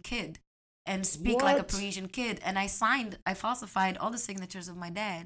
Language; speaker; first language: English; non-native, fluent; Arabic